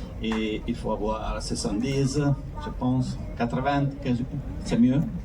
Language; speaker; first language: French; non-native, fluent; Italian